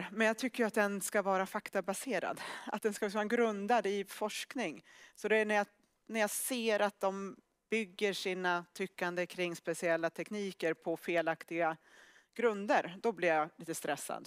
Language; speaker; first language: Swedish; native; Swedish